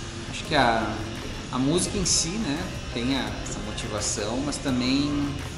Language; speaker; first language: Portuguese; native; Portuguese